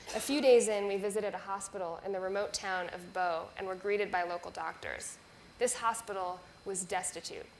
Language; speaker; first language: English; native; English